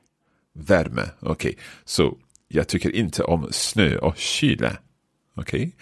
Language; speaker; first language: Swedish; non-native, learner; English